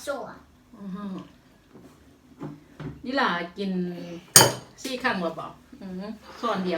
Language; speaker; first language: Swedish; non-native, learner; Thai